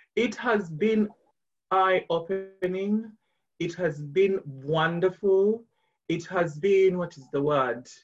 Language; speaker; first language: English; non-native, local second language; Ganda